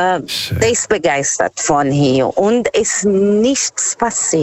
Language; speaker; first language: German; non-native, fluent; Portuguese